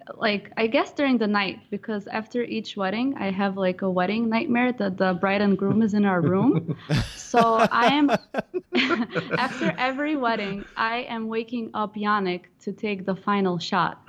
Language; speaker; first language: English; non-native, fluent; Russian